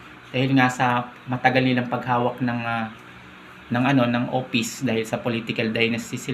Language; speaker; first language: Filipino; native; Filipino